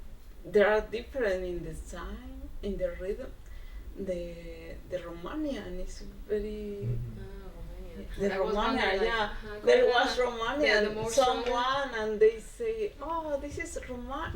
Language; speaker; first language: English; non-native, learner; Spanish